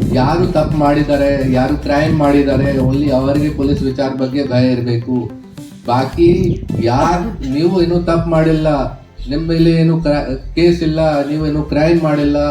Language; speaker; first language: Kannada; non-native, fluent; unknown